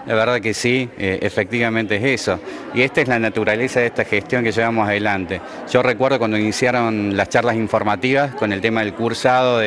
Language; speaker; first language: Spanish; native; Spanish